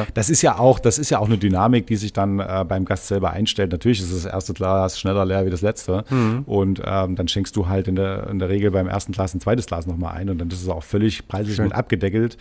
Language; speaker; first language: German; native; German